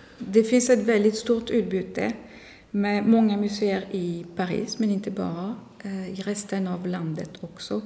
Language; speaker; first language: Swedish; non-native, fluent; French